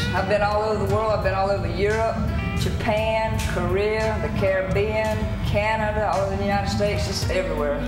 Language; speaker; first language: English; native; English